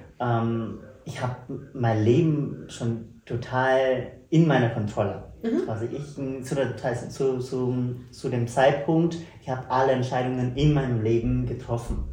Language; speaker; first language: German; non-native, fluent; Vietnamese